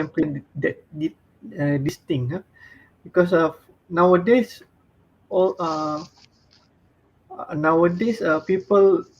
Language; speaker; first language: English; non-native, fluent; Malay